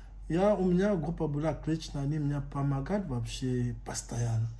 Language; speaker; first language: Russian; non-native, learner; Lingala